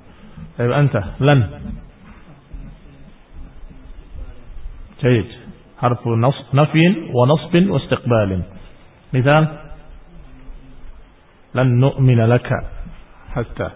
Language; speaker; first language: Arabic; non-native, fluent; Indonesian